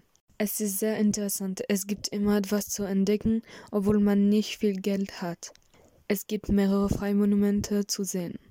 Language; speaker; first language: German; non-native, learner; French